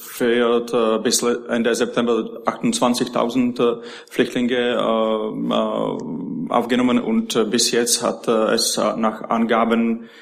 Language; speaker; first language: German; non-native, learner; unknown